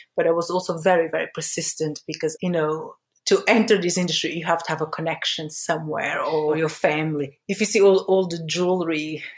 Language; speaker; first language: English; early bilingual, other home language; Portuguese